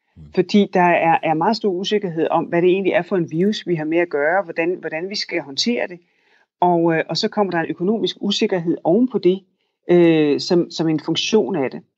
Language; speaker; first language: Danish; native; Danish